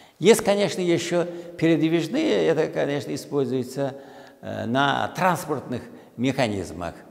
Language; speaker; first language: Russian; non-native, local second language; Uzbek